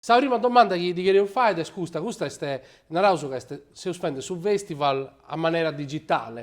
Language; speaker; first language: Italian; native; Italian